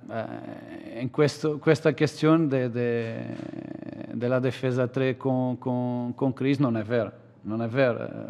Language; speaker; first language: Italian; non-native, learner; Portuguese